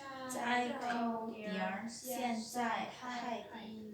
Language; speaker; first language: Chinese; non-native, learner; Lao